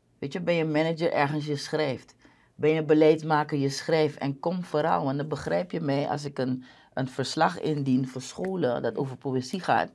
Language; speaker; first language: Dutch; native; Dutch